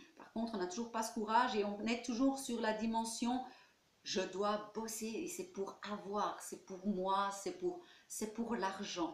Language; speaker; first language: French; native; French